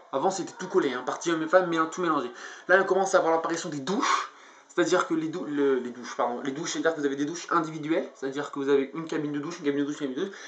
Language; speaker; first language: French; native; French